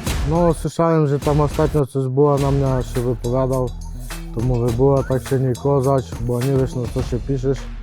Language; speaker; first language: Polish; non-native, fluent; Ukrainian